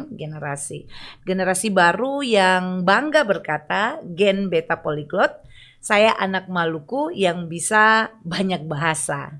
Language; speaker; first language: Indonesian; native; Indonesian